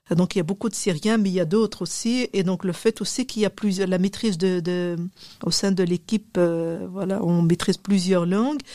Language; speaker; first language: French; non-native, local second language; Arabic